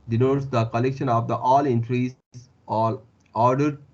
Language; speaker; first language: English; non-native, local second language; Nepali